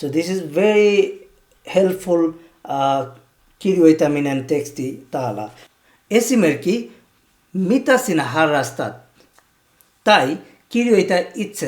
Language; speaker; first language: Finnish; non-native, learner; Bangla